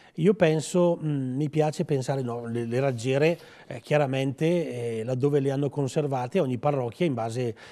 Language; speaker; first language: Italian; native; Italian